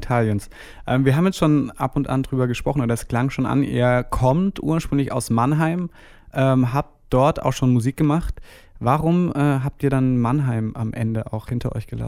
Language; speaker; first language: German; native; German